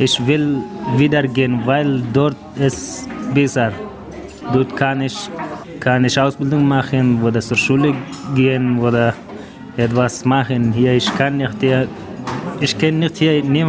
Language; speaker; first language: German; non-native, learner; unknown